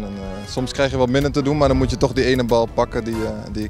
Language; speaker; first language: Dutch; native; Dutch